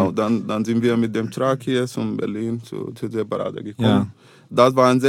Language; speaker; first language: German; non-native, fluent; Arabic